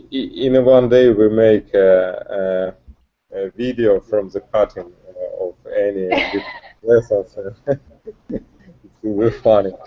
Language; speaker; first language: English; non-native, learner; Russian